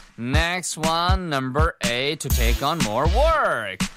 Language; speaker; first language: English; non-native, fluent; Korean